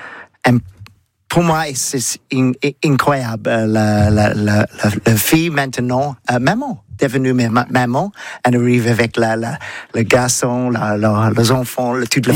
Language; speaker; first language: French; non-native, learner; English